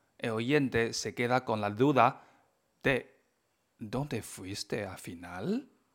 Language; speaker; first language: Spanish; non-native, fluent; Chinese